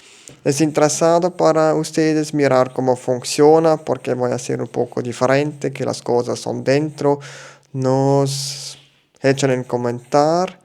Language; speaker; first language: Spanish; non-native, learner; German